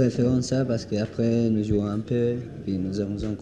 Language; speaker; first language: French; non-native, learner; Spanish